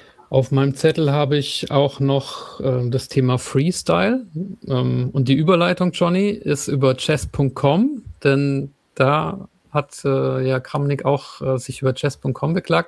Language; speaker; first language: German; native; German